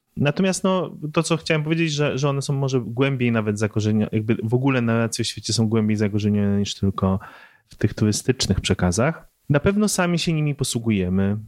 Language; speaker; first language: Polish; native; Polish